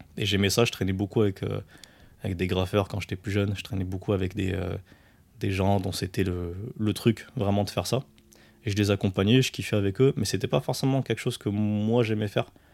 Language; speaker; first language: French; early bilingual, other home language; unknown